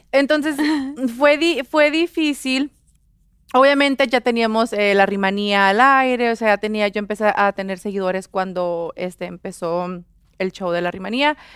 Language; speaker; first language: Spanish; early bilingual, heritage; Spanish